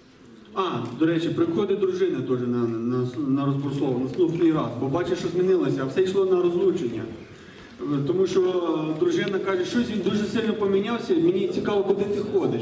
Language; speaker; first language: Ukrainian; native; Ukrainian